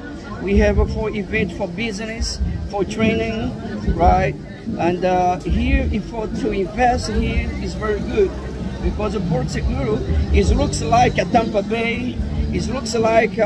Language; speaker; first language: English; non-native, learner; Portuguese